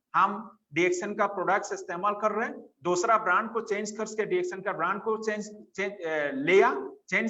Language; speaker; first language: Hindi; non-native, fluent; Bangla